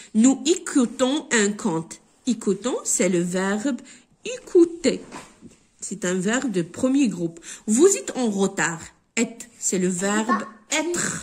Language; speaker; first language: French; non-native, local second language; Arabic